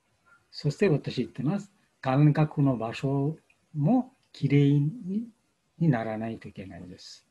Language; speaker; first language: Japanese; non-native, fluent; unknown